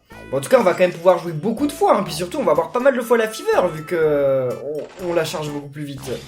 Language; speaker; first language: French; native; French